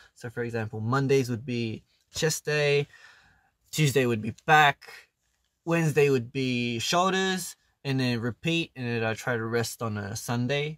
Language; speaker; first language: English; early bilingual, other home language; Korean